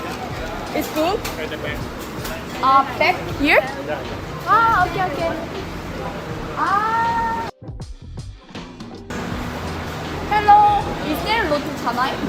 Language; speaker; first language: English; non-native, learner; Japanese